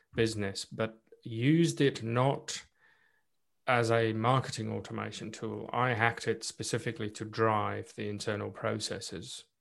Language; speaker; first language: English; non-native, local second language; Afrikaans